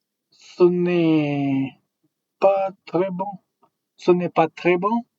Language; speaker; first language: French; non-native, learner; English